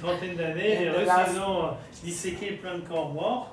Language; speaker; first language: French; native; French